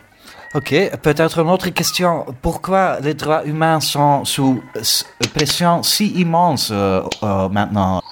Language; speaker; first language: French; non-native, fluent; Dutch